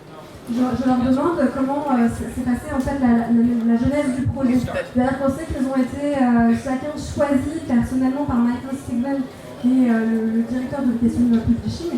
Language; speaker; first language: French; native; French